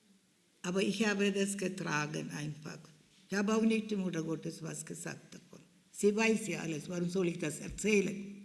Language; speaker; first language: German; non-native, fluent; Malayalam